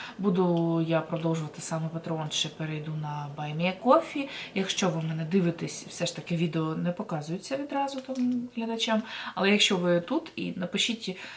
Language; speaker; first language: Ukrainian; non-native, local second language; Russian